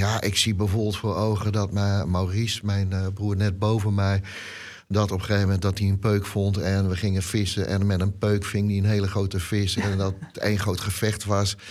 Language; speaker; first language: Dutch; native; Dutch